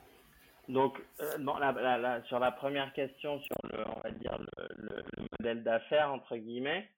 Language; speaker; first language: French; native; French